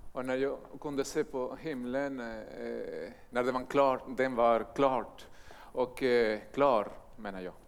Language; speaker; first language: Swedish; non-native, fluent; Spanish